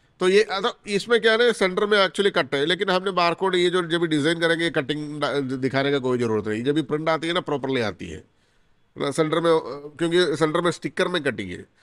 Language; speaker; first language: Hindi; non-native, local second language; Malayalam